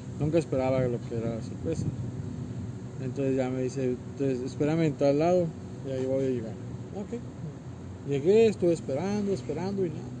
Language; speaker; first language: Spanish; early bilingual, heritage; Spanish